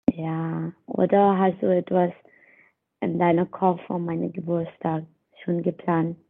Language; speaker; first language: German; non-native, learner; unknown